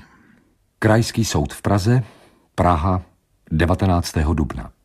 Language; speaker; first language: Czech; native; Czech